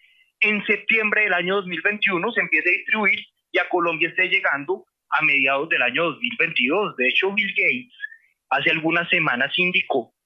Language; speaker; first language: Spanish; native; Spanish